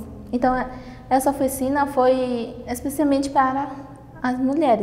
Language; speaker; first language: Portuguese; non-native, local second language; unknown